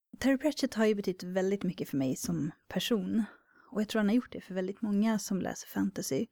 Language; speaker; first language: Swedish; native; Swedish